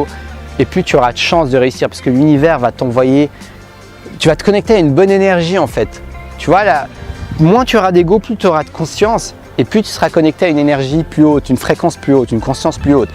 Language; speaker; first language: French; native; French